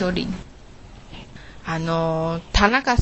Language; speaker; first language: Japanese; non-native, learner; Chinese